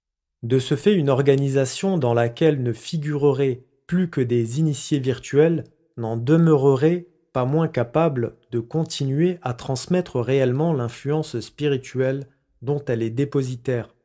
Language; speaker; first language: French; native; French